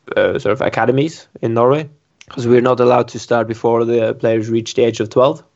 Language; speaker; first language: English; non-native, fluent; Norwegian